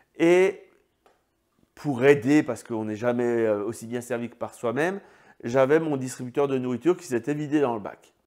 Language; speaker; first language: French; native; French